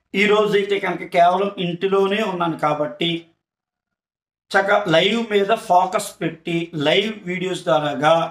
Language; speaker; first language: Telugu; native; Telugu